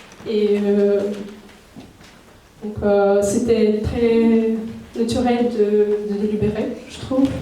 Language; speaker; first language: French; non-native, fluent; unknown